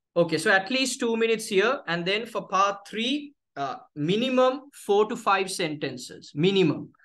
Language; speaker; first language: English; non-native, local second language; Sinhala